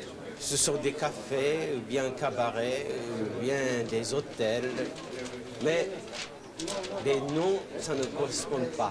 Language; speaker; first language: French; non-native, fluent; Japanese